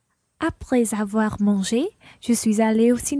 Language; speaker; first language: French; non-native, learner; English